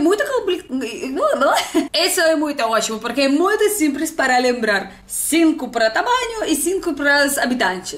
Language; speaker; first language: Portuguese; non-native, learner; Russian